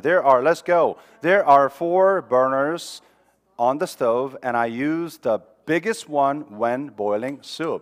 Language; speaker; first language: English; non-native, fluent; Korean